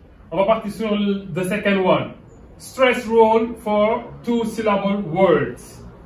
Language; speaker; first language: English; non-native, fluent; Wolof